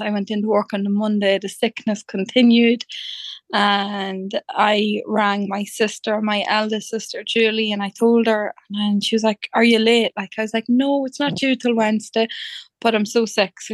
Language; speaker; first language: English; native; English